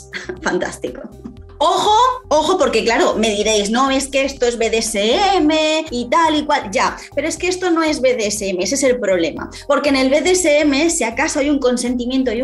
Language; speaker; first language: Spanish; native; Spanish